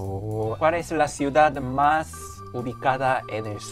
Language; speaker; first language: Spanish; non-native, learner; Korean